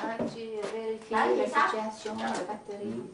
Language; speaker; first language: French; non-native, fluent; Vietnamese